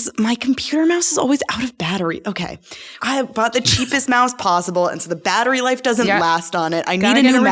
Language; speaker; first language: English; native; English